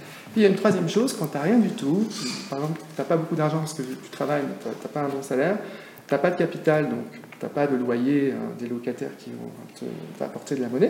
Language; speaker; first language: French; native; French